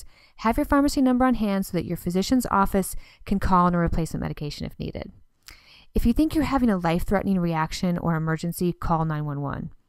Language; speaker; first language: English; native; English